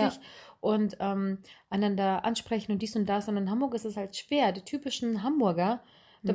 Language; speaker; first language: German; native; German